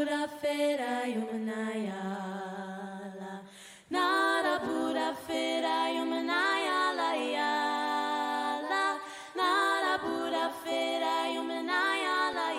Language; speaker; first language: English; non-native, local second language; Cebuano